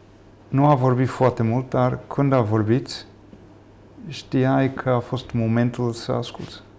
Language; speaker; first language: Romanian; non-native, fluent; English